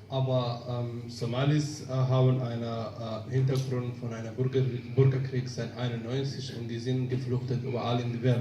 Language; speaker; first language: German; non-native, fluent; Somali